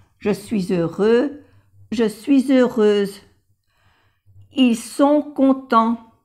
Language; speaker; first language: French; non-native, fluent; Spanish